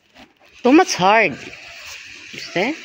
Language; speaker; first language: English; non-native, learner; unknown